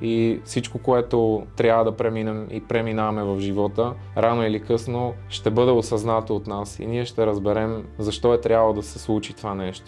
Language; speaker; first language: Bulgarian; native; Bulgarian